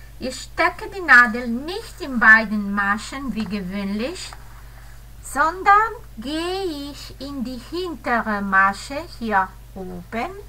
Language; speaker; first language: German; non-native, fluent; Italian